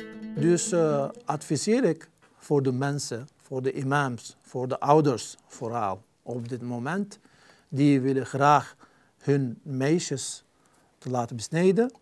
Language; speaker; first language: Dutch; non-native, fluent; Turkish